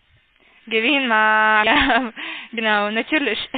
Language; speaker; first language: German; non-native, learner; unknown